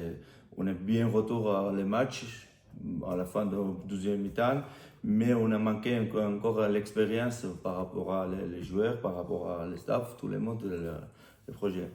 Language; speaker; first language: French; non-native, learner; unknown